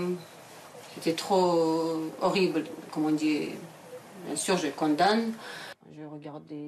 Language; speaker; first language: French; non-native, learner; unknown